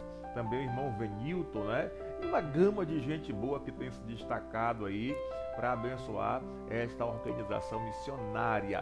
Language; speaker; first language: Portuguese; native; Portuguese